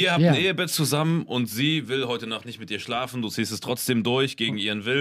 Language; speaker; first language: German; native; German